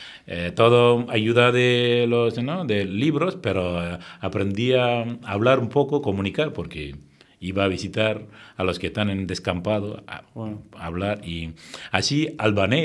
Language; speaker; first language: Spanish; non-native, fluent; Tamil